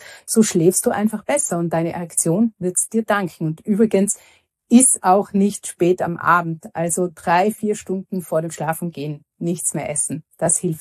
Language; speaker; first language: German; native; German